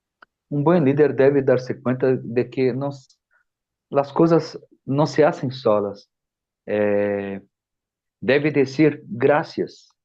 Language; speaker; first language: Spanish; non-native, fluent; Portuguese